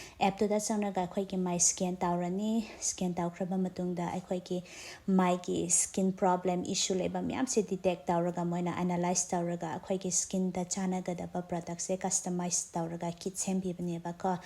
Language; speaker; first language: Manipuri; non-native, local second language; Tangkhul Naga (India)